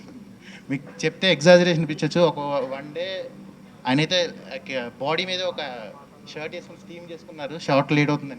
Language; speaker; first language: Telugu; native; Telugu